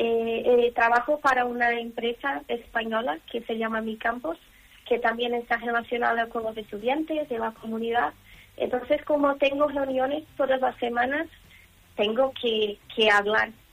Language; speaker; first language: Spanish; non-native, learner; Portuguese